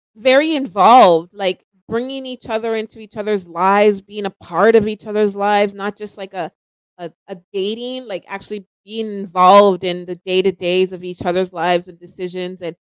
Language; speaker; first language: English; native; English